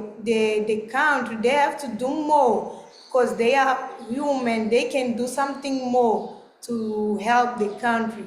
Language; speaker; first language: English; non-native, learner; Portuguese